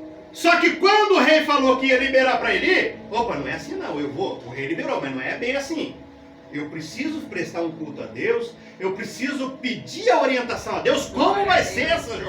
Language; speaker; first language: Portuguese; native; Portuguese